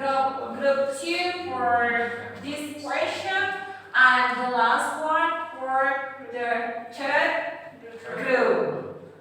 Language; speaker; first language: English; non-native, fluent; Indonesian